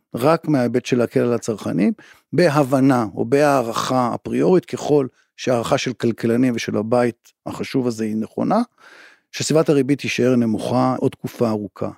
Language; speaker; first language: Hebrew; native; Hebrew